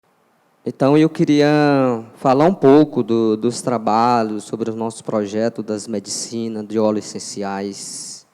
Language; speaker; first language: Portuguese; non-native, local second language; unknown